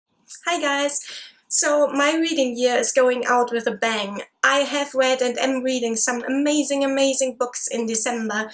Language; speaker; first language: English; non-native, fluent; German